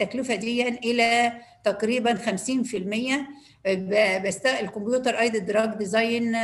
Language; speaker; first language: Arabic; native; Arabic